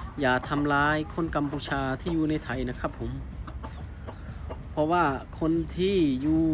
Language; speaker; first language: Thai; non-native, fluent; Khmer